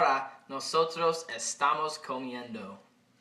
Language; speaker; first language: Spanish; non-native, learner; English